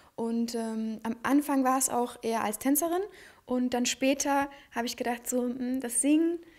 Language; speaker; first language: German; native; German